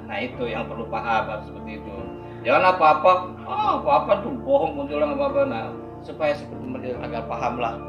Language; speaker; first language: Indonesian; native; Indonesian